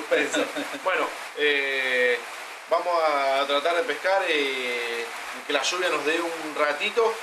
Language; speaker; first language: Spanish; native; Spanish